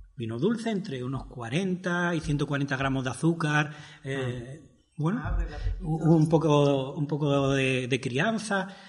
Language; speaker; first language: Spanish; native; Spanish